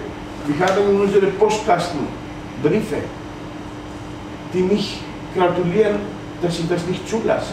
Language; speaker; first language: German; non-native, fluent; Greek